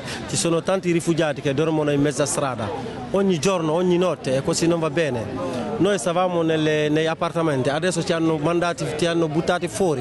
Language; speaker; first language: Italian; non-native, learner; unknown